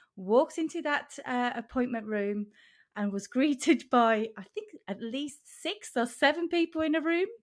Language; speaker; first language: English; non-native, fluent; German